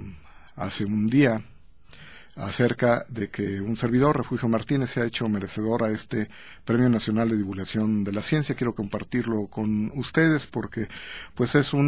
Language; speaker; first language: Spanish; native; Spanish